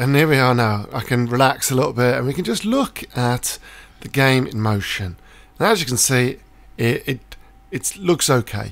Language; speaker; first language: English; native; English